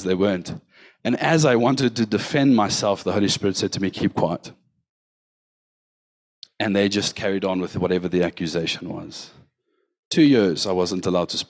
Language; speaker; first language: English; native; English